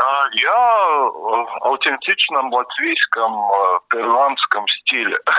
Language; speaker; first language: Russian; non-native, local second language; Latvian